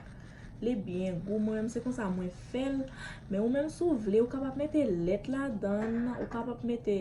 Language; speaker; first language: French; non-native, learner; Haitian Creole